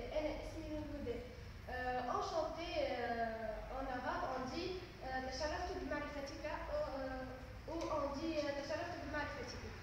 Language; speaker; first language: French; non-native, local second language; Arabic